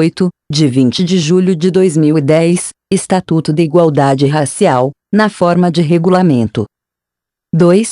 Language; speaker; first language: Portuguese; native; Portuguese